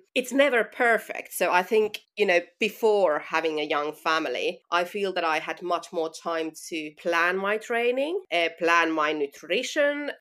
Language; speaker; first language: English; non-native, fluent; Finnish